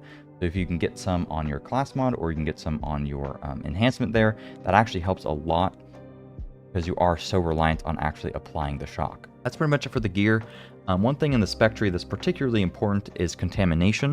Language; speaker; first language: English; native; English